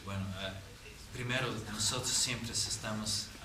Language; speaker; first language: Spanish; non-native, fluent; English